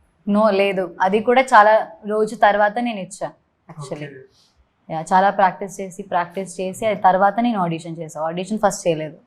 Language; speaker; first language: Telugu; non-native, learner; Malayalam